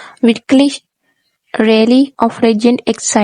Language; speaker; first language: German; non-native, fluent; Urdu